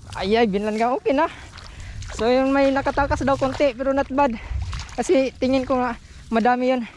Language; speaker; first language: Filipino; non-native, local second language; Iloko